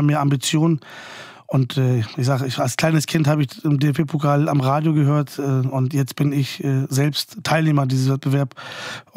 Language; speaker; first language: German; native; German